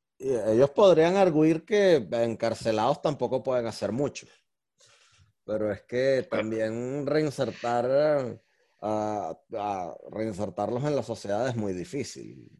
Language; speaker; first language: Spanish; native; Spanish